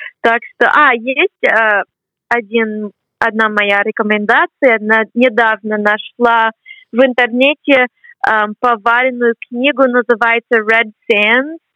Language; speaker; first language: Russian; non-native, fluent; English